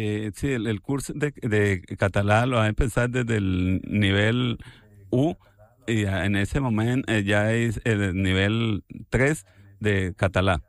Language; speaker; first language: Catalan; non-native, learner; Spanish